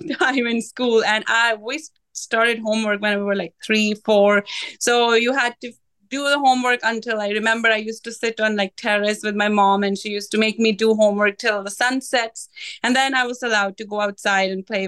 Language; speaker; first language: English; non-native, local second language; Punjabi